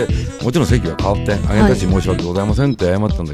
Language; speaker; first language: Japanese; native; Japanese